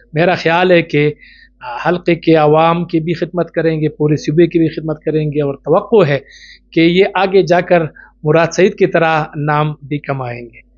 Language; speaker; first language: Urdu; non-native, local second language; Pashto